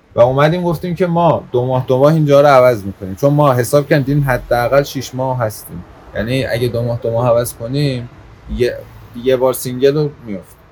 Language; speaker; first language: Persian; non-native, local second language; Azerbaijani